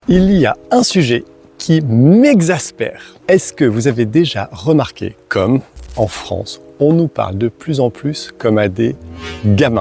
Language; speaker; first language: French; native; French